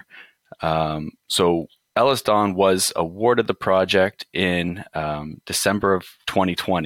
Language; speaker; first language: English; native; English